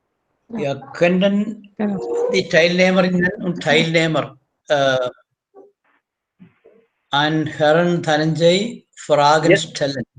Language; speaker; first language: German; non-native, fluent; Malayalam